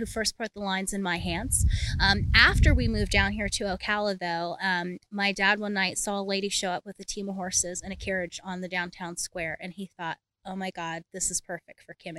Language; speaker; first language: English; native; English